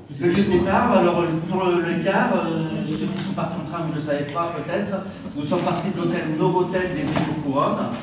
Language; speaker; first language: French; native; French